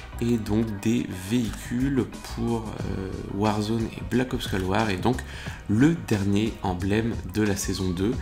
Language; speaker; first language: French; native; French